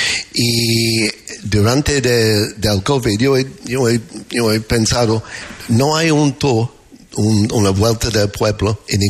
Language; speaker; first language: Spanish; non-native, learner; English